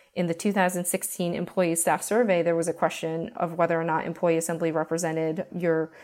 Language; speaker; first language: English; native; English